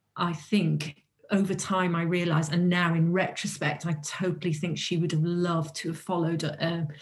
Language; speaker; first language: English; native; English